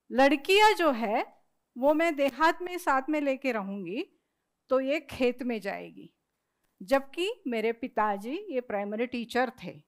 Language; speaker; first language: Hindi; non-native, local second language; Marathi